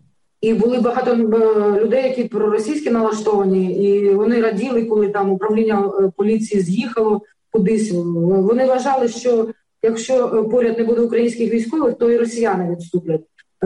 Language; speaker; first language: Ukrainian; native; Ukrainian